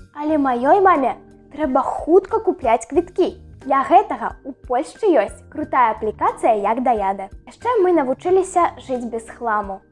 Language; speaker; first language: Belarusian; non-native, local second language; Russian